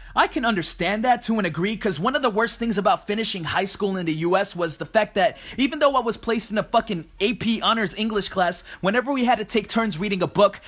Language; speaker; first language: English; early bilingual, other home language; Japanese